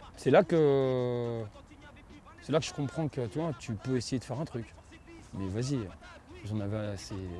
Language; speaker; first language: French; native; French